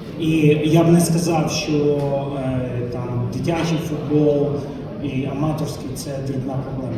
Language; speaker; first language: Ukrainian; non-native, local second language; Russian